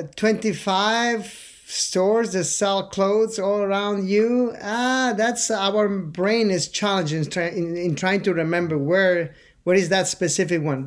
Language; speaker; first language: English; non-native, fluent; Italian